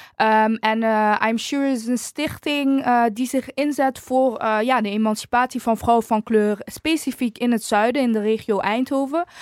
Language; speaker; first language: Dutch; early bilingual, other home language; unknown